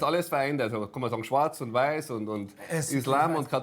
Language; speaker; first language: German; native; German